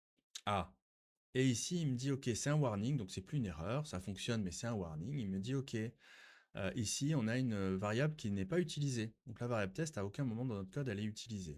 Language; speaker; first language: French; native; French